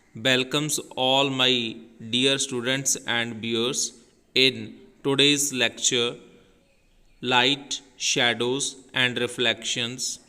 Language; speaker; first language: English; non-native, local second language; Punjabi